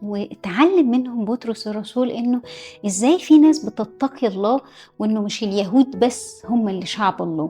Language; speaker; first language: Arabic; native; Arabic